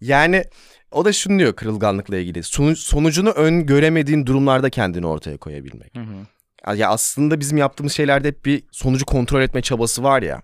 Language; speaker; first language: Turkish; native; Turkish